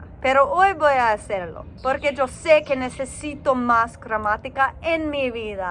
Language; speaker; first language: Spanish; non-native, learner; English